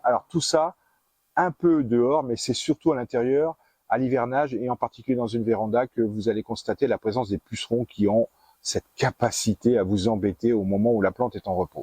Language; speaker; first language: French; native; French